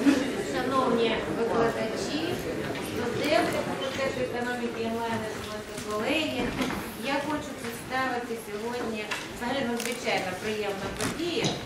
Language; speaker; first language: Ukrainian; non-native, local second language; Russian